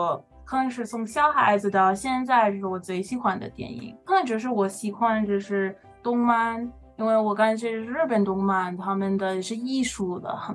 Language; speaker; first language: Chinese; early bilingual, heritage; Chinese